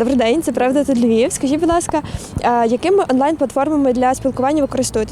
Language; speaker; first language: Ukrainian; native; Ukrainian